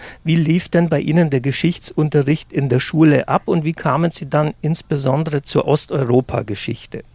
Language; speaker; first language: German; native; German